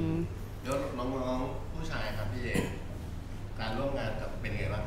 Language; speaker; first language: Thai; native; Thai